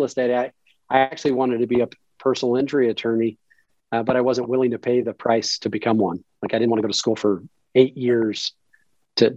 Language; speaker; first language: English; native; English